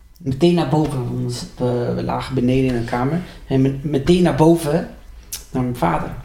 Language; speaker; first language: Dutch; early bilingual, other home language; Spanish